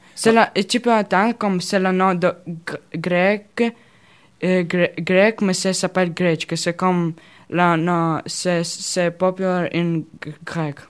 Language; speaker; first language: French; non-native, learner; Russian